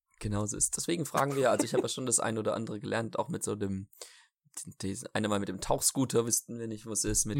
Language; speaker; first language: German; native; German